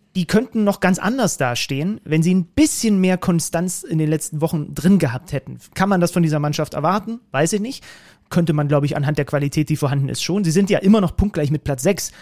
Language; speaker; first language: German; native; German